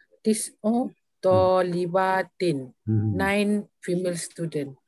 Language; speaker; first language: English; non-native, learner; Malay